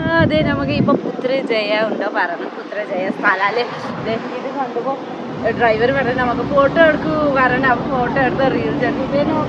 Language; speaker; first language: Malayalam; non-native, learner; Nepali